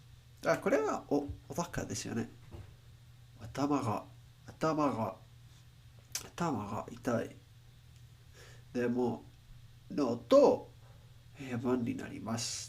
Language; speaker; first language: Japanese; non-native, learner; Spanish